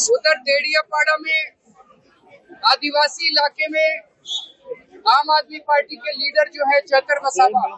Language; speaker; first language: Hindi; native; Hindi